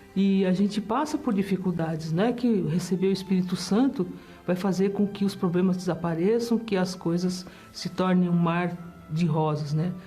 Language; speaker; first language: Portuguese; early bilingual, other home language; German